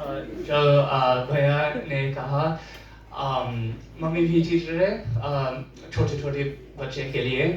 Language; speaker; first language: Hindi; early bilingual, heritage; English